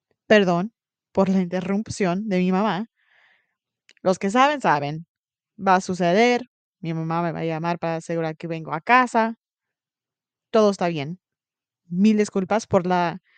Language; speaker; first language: Spanish; early bilingual, heritage; Spanish